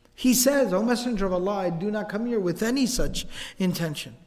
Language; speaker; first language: English; native; English